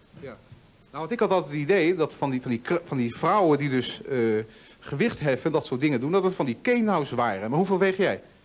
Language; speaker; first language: Dutch; native; Dutch